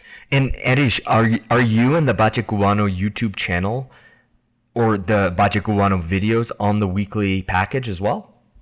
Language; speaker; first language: English; native; English